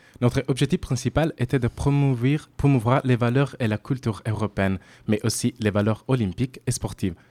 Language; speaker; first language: French; non-native, fluent; Italian